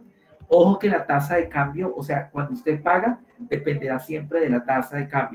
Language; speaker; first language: Spanish; native; Spanish